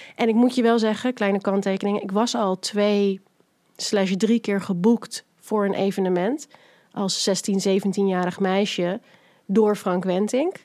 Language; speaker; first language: Dutch; native; Dutch